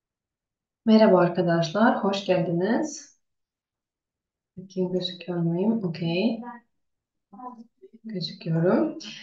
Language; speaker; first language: Turkish; non-native, fluent; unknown